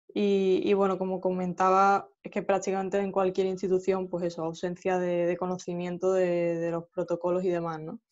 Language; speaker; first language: Spanish; native; Spanish